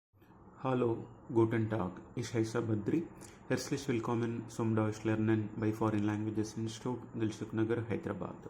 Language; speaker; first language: German; non-native, fluent; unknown